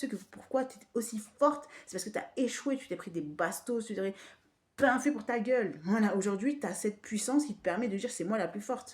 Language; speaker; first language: French; native; French